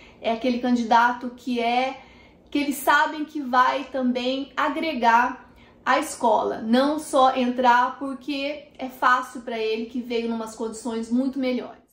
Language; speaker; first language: Portuguese; native; Portuguese